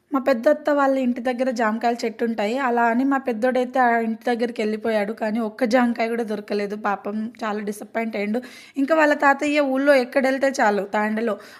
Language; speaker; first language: Telugu; native; Telugu